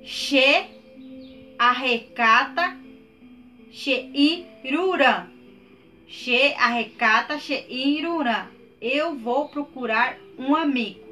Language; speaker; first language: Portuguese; non-native, local second language; Guarani